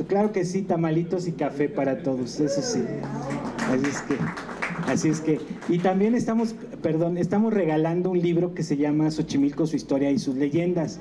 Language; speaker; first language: Spanish; native; Spanish